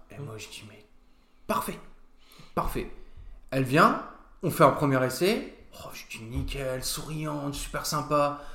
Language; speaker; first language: French; native; French